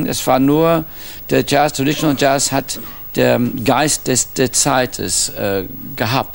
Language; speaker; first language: German; non-native, fluent; English